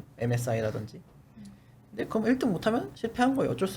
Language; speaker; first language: Korean; native; Korean